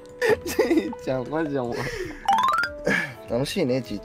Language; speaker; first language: Japanese; native; Japanese